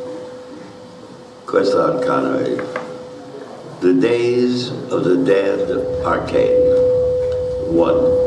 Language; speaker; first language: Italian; non-native, learner; English